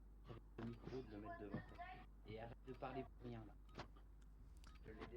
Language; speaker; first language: French; native; French